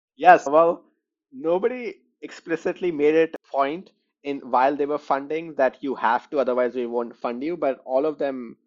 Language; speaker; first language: English; non-native, local second language; Hindi